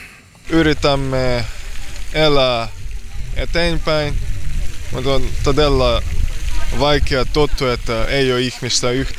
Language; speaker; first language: Finnish; non-native, learner; Ukrainian